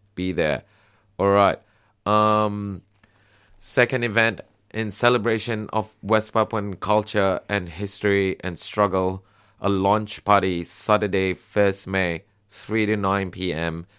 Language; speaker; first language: English; non-native, local second language; Malay